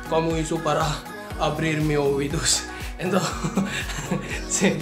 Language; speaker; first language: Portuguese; non-native, learner; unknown